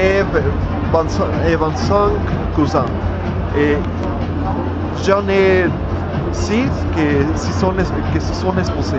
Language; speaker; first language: French; non-native, learner; Spanish